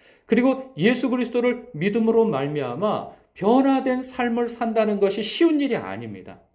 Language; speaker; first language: Korean; native; Korean